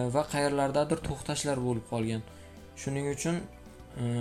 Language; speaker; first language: Uzbek; native; Uzbek